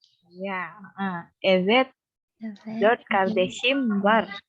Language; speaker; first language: Turkish; non-native, fluent; Indonesian